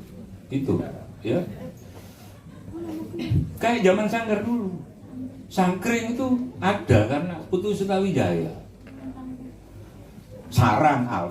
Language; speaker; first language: Indonesian; non-native, local second language; Javanese